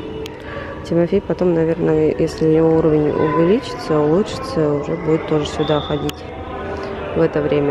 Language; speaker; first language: Russian; native; Russian